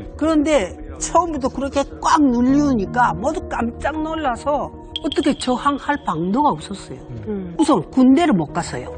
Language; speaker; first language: Korean; early bilingual, heritage; Korean